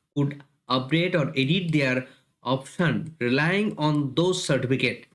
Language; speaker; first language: English; non-native, local second language; Bangla